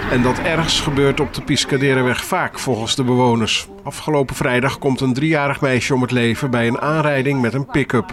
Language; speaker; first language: Dutch; native; Dutch